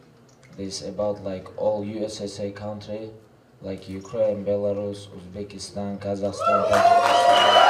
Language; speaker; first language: English; non-native, learner; Russian